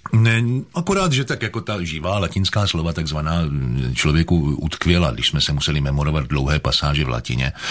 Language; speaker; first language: Czech; native; Czech